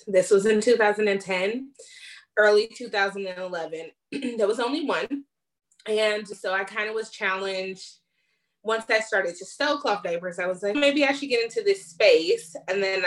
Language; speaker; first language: English; native; English